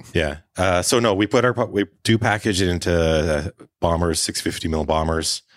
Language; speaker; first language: English; native; English